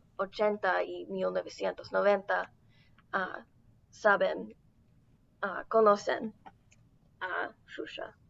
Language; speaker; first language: Spanish; non-native, learner; English